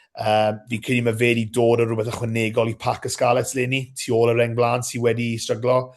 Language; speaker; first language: Welsh; native; Welsh